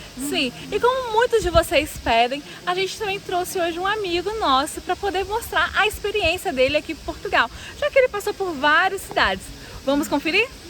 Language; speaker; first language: Portuguese; native; Portuguese